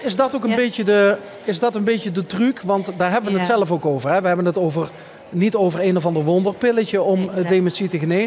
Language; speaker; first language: Dutch; native; Dutch